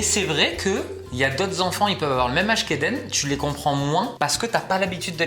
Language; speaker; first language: French; native; French